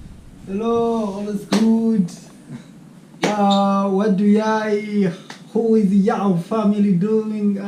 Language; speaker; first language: English; non-native, local second language; Swahili